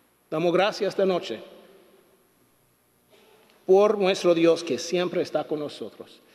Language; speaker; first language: Spanish; non-native, fluent; English